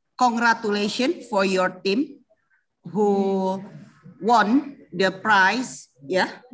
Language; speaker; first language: English; non-native, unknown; Indonesian